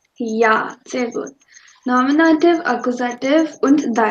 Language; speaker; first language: German; non-native, fluent; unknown